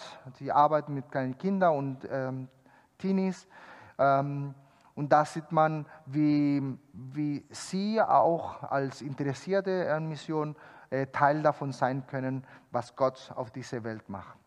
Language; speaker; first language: German; non-native, fluent; Spanish